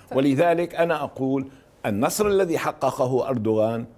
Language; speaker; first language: Arabic; native; Arabic